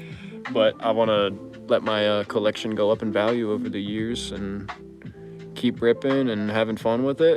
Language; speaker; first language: English; native; English